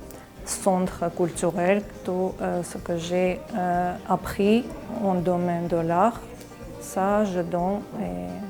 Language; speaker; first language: French; non-native, learner; Armenian